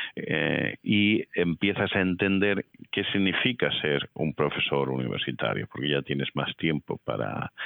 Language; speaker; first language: Spanish; native; Spanish